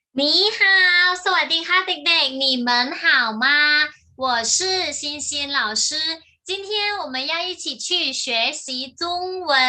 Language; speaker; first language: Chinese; non-native, fluent; Thai